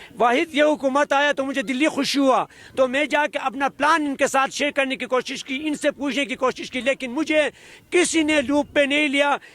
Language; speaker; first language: Urdu; non-native, local second language; Khowar